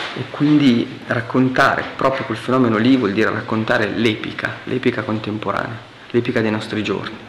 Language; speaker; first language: Italian; native; Italian